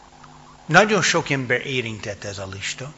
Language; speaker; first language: Hungarian; non-native, fluent; English